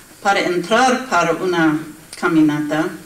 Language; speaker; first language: Spanish; non-native, learner; English